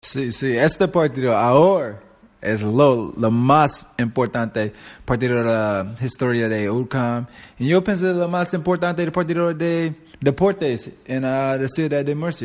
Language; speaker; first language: Spanish; non-native, learner; English